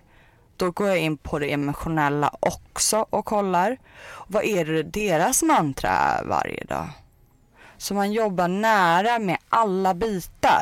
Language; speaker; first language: Swedish; early bilingual, other home language; Persian